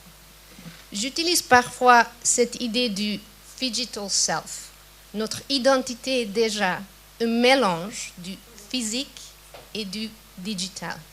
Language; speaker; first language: French; non-native, fluent; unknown